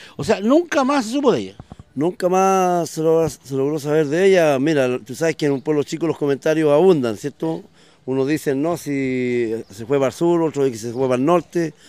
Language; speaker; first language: Spanish; native; Spanish